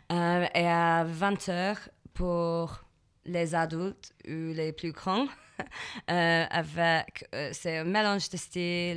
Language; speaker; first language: French; non-native, learner; English